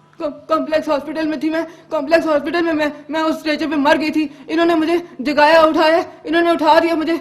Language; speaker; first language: Urdu; early bilingual, heritage; Urdu